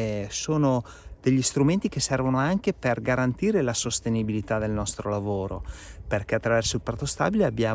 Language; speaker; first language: Italian; native; Italian